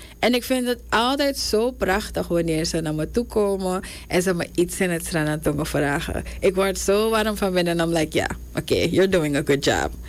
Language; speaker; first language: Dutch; native; Dutch